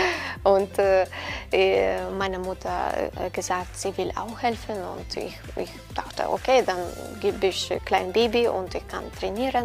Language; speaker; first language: German; non-native, learner; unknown